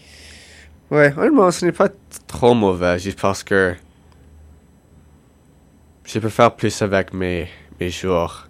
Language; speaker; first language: French; non-native, local second language; English